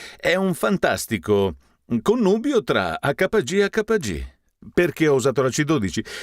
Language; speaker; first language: Italian; native; Italian